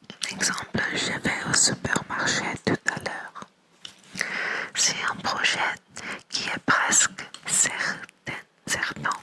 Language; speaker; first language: French; non-native, learner; English